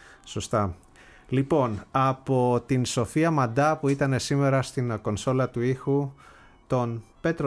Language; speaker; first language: Greek; native; Greek